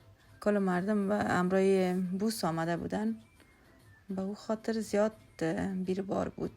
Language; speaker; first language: Persian; native; Persian